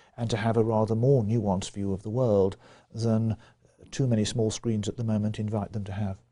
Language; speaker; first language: English; native; English